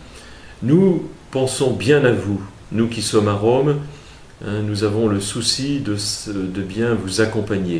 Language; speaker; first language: French; native; French